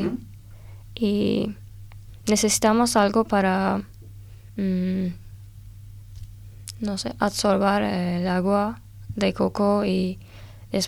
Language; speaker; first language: Spanish; non-native, learner; Turkish